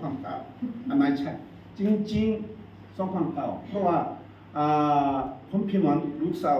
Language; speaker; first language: Thai; non-native, learner; Korean